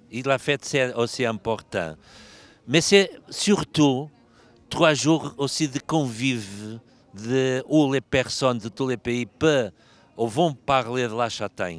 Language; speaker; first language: French; non-native, fluent; Portuguese